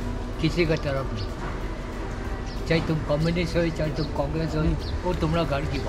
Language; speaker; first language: Hindi; non-native, local second language; Chinese